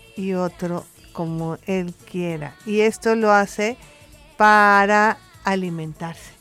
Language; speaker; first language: Spanish; native; Spanish